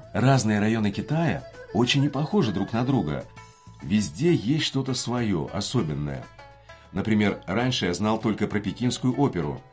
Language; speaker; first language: Russian; native; Russian